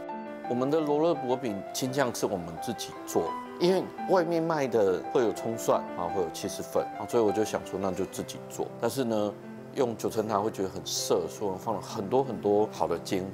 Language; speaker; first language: Chinese; native; Chinese